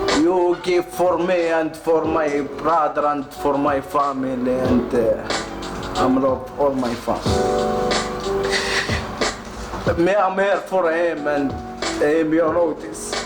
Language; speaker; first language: English; non-native, learner; French